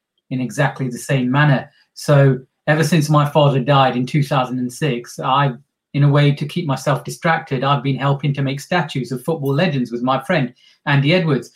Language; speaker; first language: English; native; English